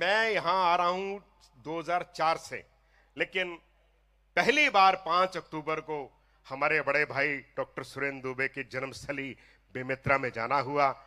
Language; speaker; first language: Hindi; non-native, local second language; Punjabi